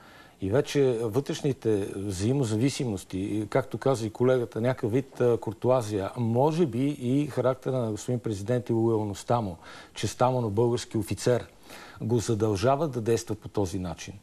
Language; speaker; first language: Bulgarian; native; Bulgarian